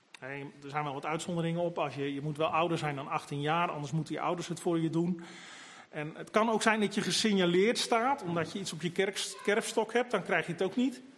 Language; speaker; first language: Dutch; native; Dutch